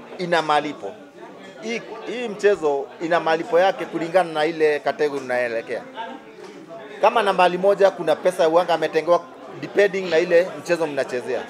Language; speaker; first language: Swahili; non-native, local second language; Kikuyu